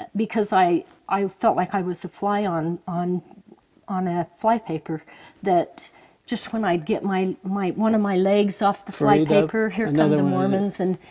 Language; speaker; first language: English; native; English